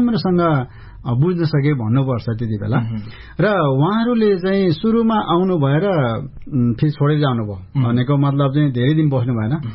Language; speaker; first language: Nepali; non-native, local second language; Eastern Tamang